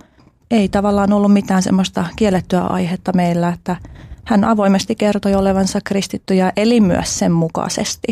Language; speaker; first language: Finnish; early bilingual, other home language; Albanian